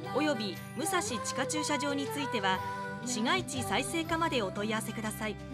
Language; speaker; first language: Japanese; native; Japanese